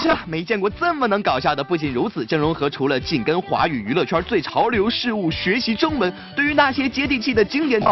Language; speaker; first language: Chinese; native; Chinese